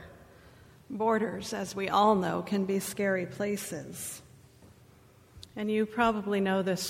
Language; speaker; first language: English; native; English